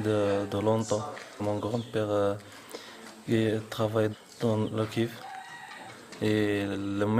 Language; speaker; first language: French; non-native, learner; Arabic